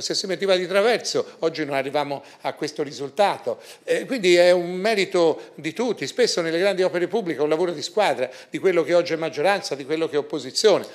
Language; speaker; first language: Italian; native; Italian